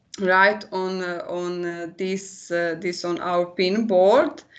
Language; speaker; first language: English; non-native, learner; Croatian